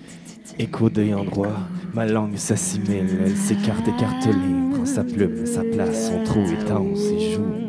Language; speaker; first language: French; native; French